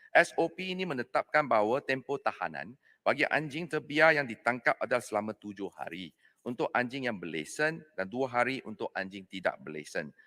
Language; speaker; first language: Malay; non-native, local second language; Chinese